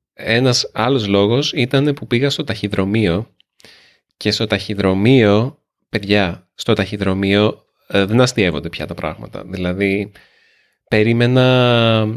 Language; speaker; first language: Greek; native; Greek